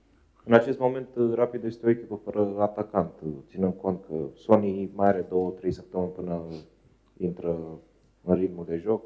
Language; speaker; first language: Romanian; native; Romanian